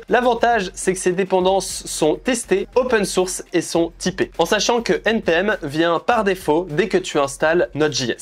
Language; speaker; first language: French; native; French